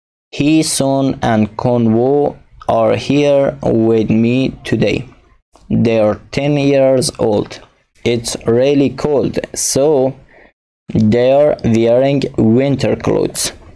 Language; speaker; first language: English; non-native, fluent; Persian